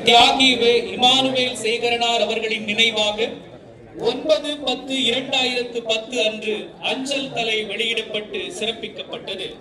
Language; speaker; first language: Tamil; native; Tamil